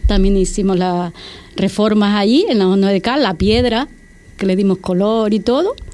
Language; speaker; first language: Spanish; native; Spanish